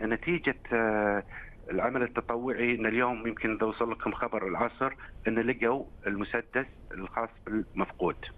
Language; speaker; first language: Arabic; native; Arabic